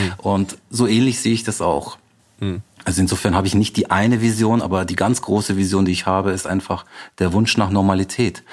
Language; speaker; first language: German; native; German